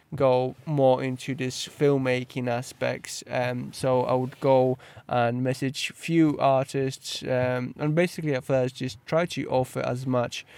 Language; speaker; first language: English; early bilingual, other home language; Polish